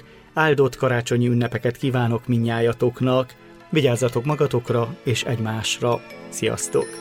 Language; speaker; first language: Hungarian; native; Hungarian